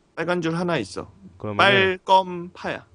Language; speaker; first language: Korean; native; Korean